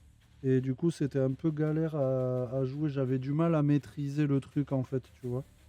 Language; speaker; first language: French; native; French